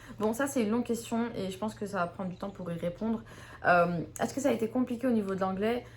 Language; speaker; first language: French; native; French